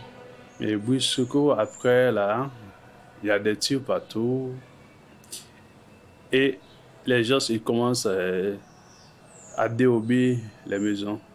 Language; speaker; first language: French; non-native, local second language; Haitian Creole